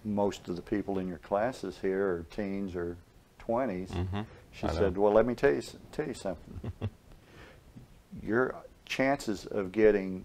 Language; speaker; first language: English; native; English